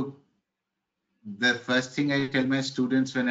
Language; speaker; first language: English; non-native, local second language; Hindi